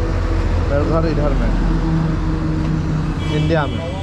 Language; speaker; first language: Hindi; non-native, local second language; Khasi